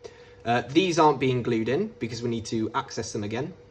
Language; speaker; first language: English; native; English